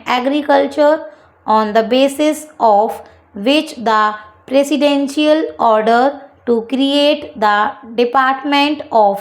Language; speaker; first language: English; non-native, local second language; Hindi